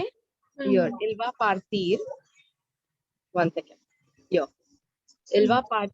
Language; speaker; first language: French; non-native, fluent; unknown